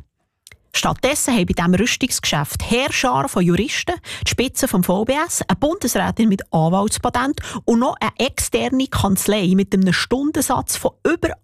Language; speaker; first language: German; native; German